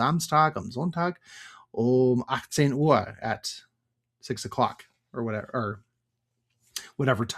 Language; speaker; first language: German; non-native, fluent; English